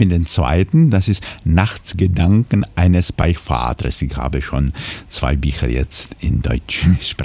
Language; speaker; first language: German; non-native, fluent; Czech